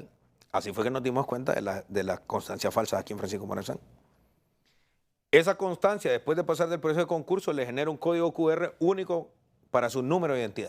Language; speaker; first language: Spanish; native; Spanish